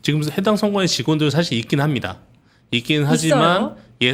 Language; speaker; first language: Korean; native; Korean